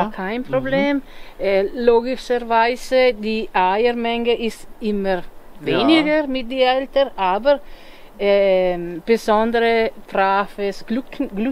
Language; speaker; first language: German; non-native, learner; Italian